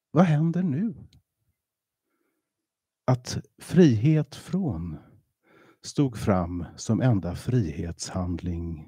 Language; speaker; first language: Swedish; native; Swedish